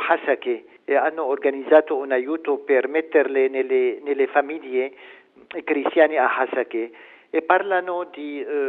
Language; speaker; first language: Italian; non-native, fluent; Arabic